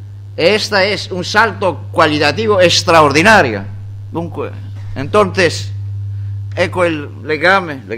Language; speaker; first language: Spanish; non-native, fluent; Greek